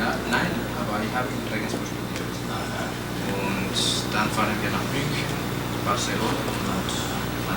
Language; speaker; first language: German; non-native, fluent; Spanish